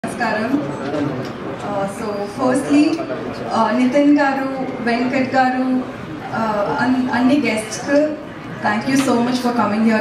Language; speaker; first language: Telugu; non-native, learner; Tamil